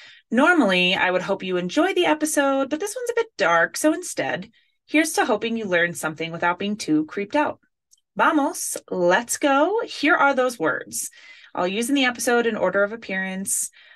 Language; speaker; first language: English; native; English